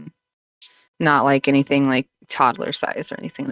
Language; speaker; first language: English; native; English